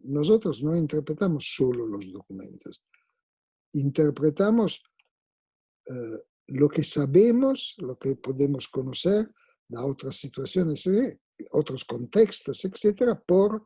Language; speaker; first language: Spanish; non-native, fluent; Italian